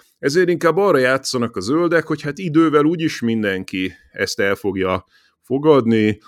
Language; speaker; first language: Hungarian; native; Hungarian